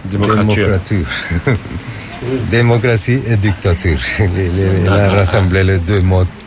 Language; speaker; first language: French; non-native, fluent; Spanish